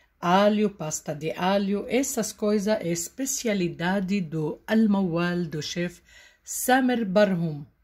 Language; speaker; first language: Portuguese; non-native, learner; Arabic